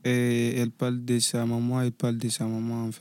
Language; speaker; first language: French; non-native, local second language; Fula